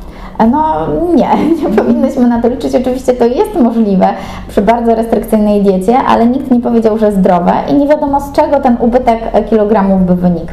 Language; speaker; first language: Polish; native; Polish